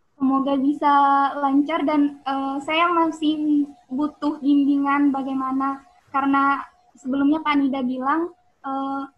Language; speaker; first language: Indonesian; native; Indonesian